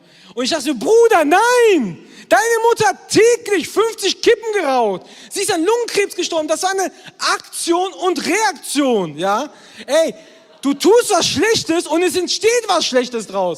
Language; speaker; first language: German; native; German